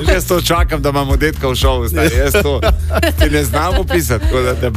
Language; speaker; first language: Slovenian; native; Slovenian